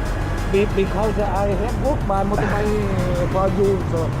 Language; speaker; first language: English; non-native, learner; Vietnamese